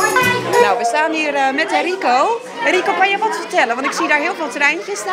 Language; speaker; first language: Dutch; native; Dutch